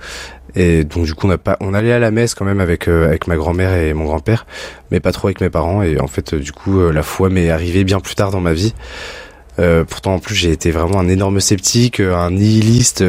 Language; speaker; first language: French; native; French